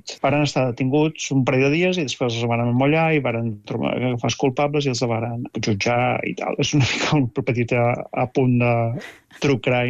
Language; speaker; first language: Catalan; native; Catalan